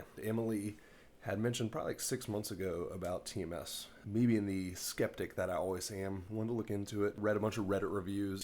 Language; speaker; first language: English; native; English